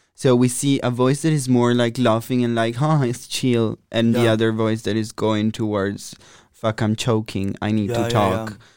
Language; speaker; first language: English; non-native, fluent; Italian